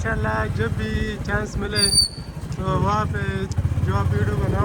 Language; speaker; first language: Hindi; non-native, local second language; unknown